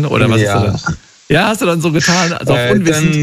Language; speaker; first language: German; native; German